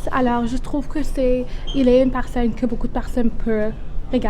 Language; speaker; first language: French; non-native, learner; English